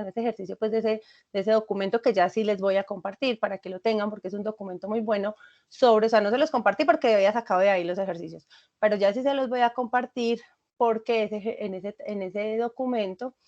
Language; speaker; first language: Spanish; native; Spanish